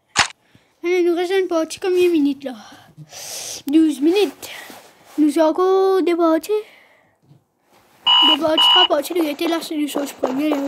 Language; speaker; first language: French; non-native, local second language; Morisyen